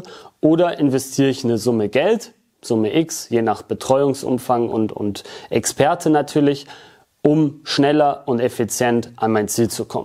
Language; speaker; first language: German; native; German